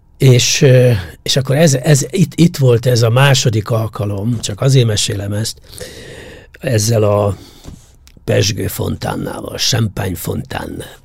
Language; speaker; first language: Hungarian; native; Hungarian